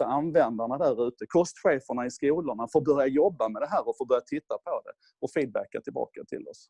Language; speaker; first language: Swedish; native; Swedish